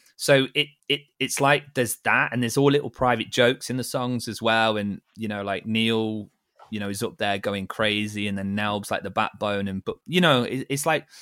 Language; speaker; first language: English; native; English